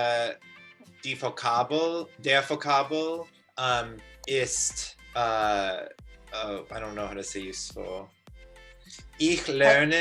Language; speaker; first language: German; non-native, learner; English